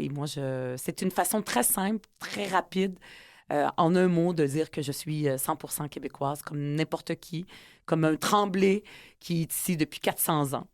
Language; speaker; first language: French; early bilingual, other home language; Arabic